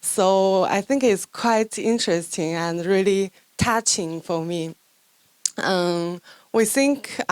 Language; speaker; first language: English; non-native, fluent; Chinese